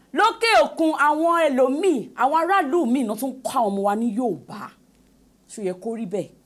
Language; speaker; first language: Yoruba; native; Yoruba